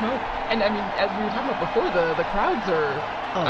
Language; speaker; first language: English; native; English